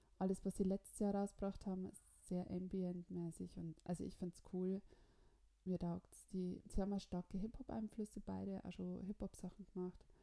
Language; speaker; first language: German; native; German